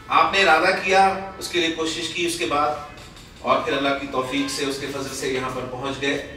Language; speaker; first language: Urdu; native; Urdu